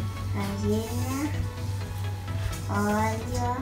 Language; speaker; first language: Italian; early bilingual, other home language; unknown